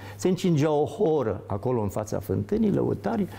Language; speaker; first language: Romanian; native; Romanian